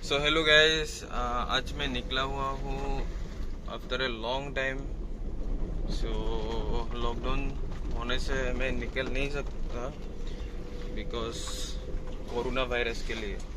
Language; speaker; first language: Hindi; non-native, local second language; Assamese